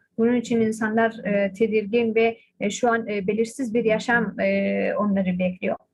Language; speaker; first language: Turkish; non-native, fluent; Persian